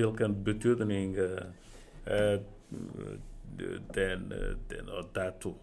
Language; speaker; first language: Danish; non-native, fluent; Portuguese